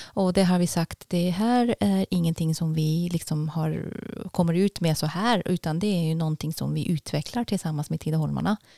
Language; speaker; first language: Swedish; non-native, fluent; German